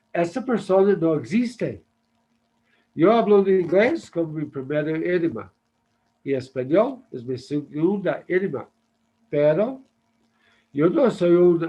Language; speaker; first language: Spanish; non-native, learner; English